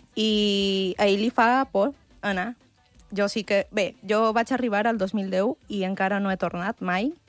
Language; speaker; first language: Catalan; early bilingual, other home language; Spanish